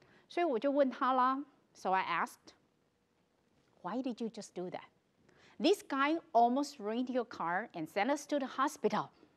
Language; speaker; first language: English; non-native, fluent; Chinese